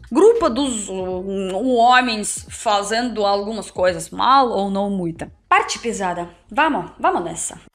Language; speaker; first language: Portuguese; non-native, learner; Russian